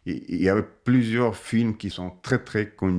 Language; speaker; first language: French; non-native, fluent; Russian